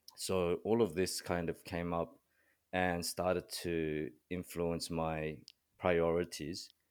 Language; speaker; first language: English; early bilingual, other home language; Korean